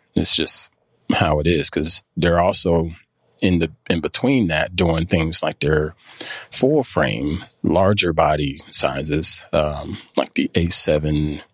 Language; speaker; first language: English; native; English